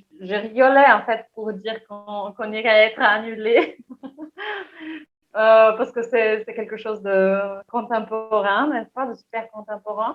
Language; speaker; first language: French; non-native, fluent; Portuguese